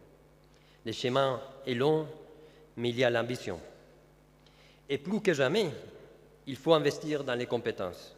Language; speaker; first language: French; non-native, fluent; Spanish